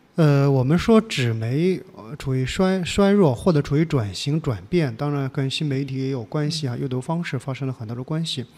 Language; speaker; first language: Chinese; native; Chinese